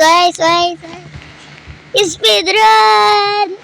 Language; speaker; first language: English; non-native, learner; Filipino